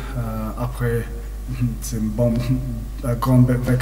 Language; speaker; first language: French; non-native, learner; English